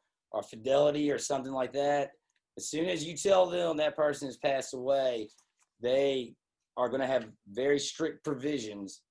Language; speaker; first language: English; native; English